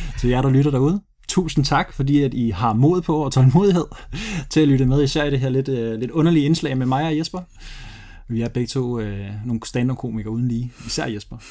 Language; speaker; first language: Danish; early bilingual, other home language; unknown